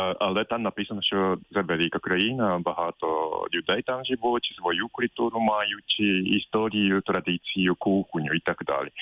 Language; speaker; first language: Ukrainian; non-native, fluent; Japanese